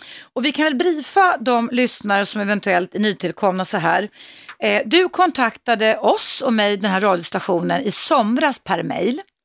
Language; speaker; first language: Swedish; native; Swedish